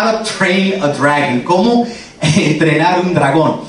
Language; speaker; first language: Spanish; early bilingual, heritage; Spanish